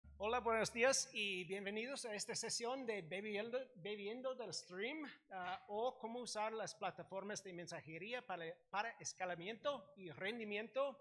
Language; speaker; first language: Spanish; non-native, learner; English